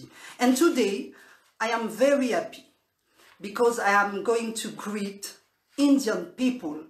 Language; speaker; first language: English; non-native, learner; French